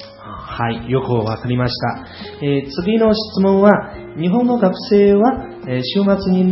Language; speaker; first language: Japanese; non-native, fluent; Chinese